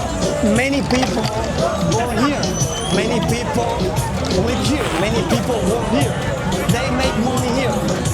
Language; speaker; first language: English; non-native, learner; Spanish